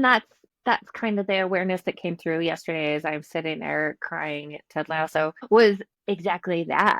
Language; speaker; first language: English; native; English